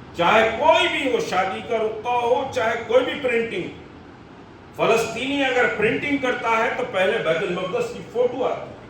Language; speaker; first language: Urdu; native; Urdu